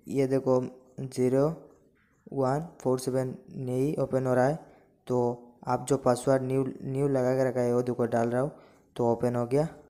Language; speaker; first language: Hindi; native; Hindi